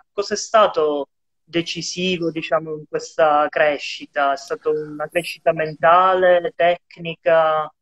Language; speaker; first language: Italian; native; Italian